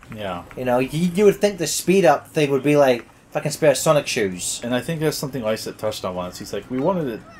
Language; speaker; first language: English; native; English